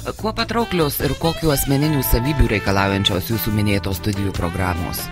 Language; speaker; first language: Lithuanian; native; Lithuanian